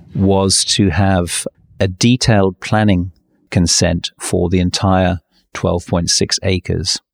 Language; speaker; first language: English; native; English